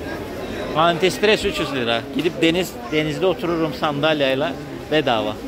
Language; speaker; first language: Turkish; non-native, learner; Russian